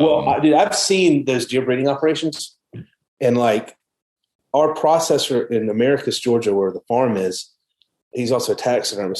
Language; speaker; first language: English; native; English